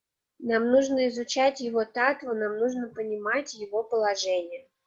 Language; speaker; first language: Russian; native; Russian